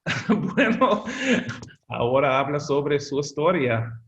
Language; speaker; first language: Spanish; non-native, fluent; English